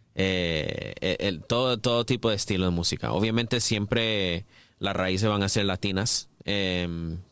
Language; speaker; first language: Spanish; early bilingual, heritage; English